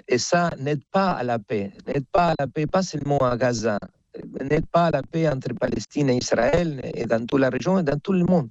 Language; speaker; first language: French; non-native, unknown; Spanish